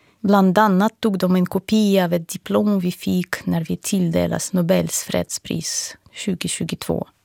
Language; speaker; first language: Swedish; non-native, fluent; Russian